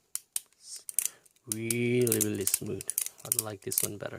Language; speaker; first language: English; non-native, fluent; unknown